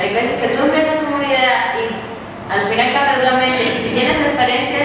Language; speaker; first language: Spanish; native; Spanish